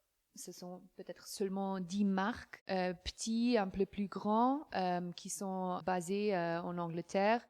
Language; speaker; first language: French; non-native, fluent; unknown